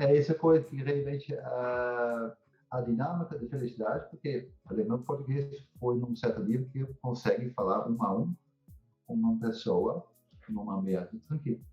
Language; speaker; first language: Portuguese; non-native, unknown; Dutch